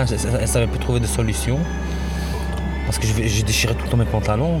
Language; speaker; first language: French; native; French